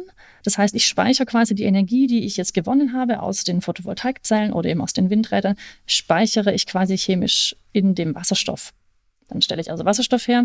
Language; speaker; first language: German; native; German